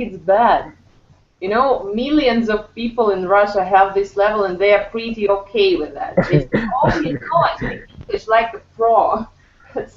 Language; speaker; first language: English; non-native, fluent; Russian